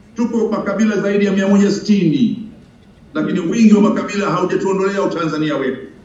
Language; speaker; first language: Swahili; native; Swahili